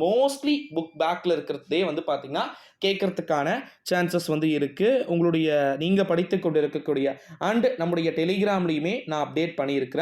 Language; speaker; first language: Tamil; native; Tamil